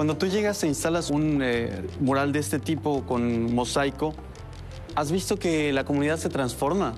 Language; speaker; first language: Portuguese; non-native, fluent; Spanish